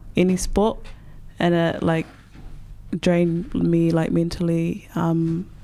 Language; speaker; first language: English; native; English